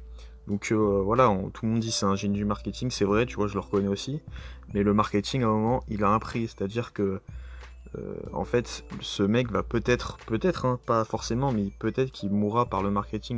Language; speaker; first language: French; native; French